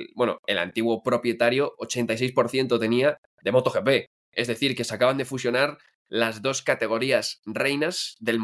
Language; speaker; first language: Spanish; native; Spanish